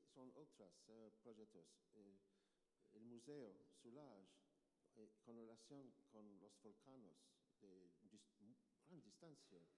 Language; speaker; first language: Spanish; non-native, learner; English